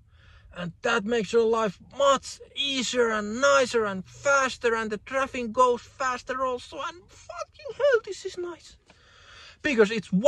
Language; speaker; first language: English; non-native, learner; Finnish